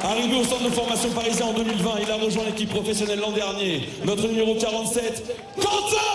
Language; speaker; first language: French; native; French